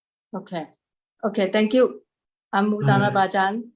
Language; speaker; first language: English; non-native, learner; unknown